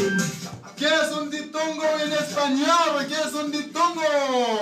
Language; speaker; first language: Spanish; non-native, learner; Haitian Creole